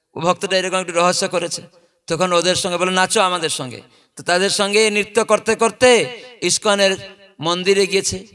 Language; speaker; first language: Bangla; non-native, fluent; Odia